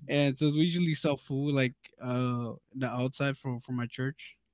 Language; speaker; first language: English; early bilingual, other home language; Spanish